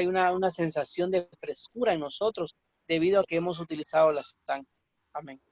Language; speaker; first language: Spanish; native; Spanish